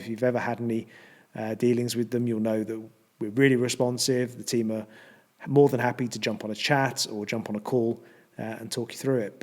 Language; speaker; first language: English; native; English